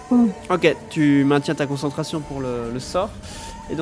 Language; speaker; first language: French; native; French